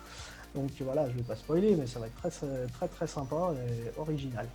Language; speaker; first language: French; native; French